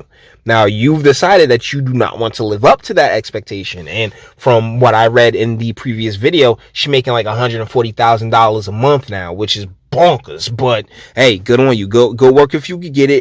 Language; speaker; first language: English; native; English